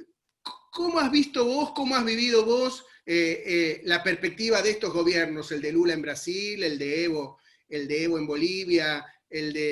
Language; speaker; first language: Spanish; native; Spanish